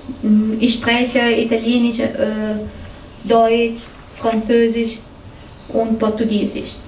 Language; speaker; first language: German; non-native, fluent; Italian